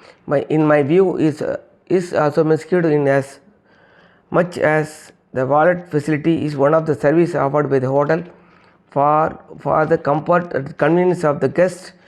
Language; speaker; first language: English; non-native, local second language; Tamil